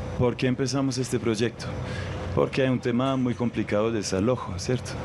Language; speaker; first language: Spanish; non-native, fluent; German